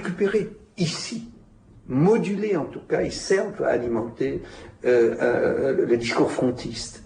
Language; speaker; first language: French; native; French